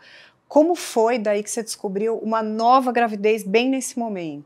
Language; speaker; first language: Portuguese; native; Portuguese